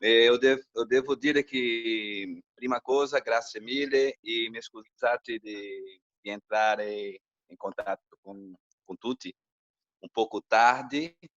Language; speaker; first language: Italian; non-native, learner; Portuguese